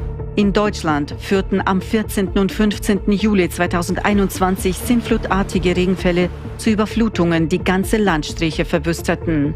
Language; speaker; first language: German; native; German